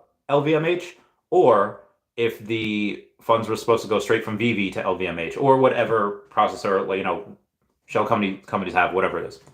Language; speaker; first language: English; native; English